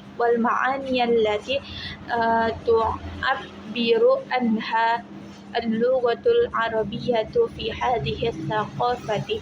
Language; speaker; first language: Arabic; non-native, learner; Indonesian